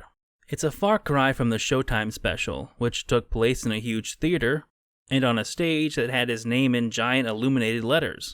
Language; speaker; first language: English; native; English